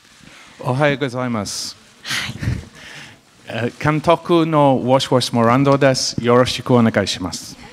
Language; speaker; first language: Japanese; non-native, learner; English